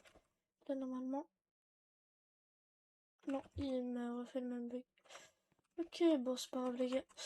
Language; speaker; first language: French; native; French